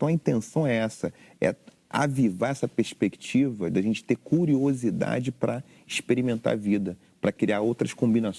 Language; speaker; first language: Portuguese; native; Portuguese